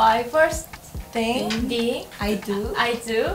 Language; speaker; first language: English; non-native, learner; Korean